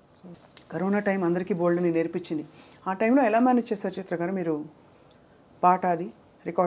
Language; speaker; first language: Telugu; native; Telugu